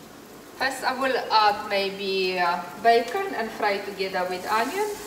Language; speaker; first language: English; non-native, learner; Polish